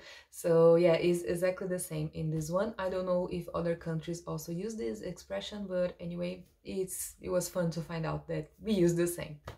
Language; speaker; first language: English; non-native, fluent; Portuguese